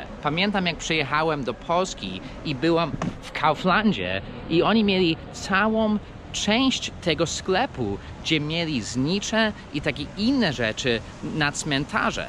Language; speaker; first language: Polish; early bilingual, heritage; Polish